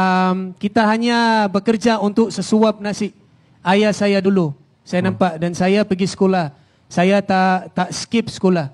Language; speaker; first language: Indonesian; non-native, fluent; Filipino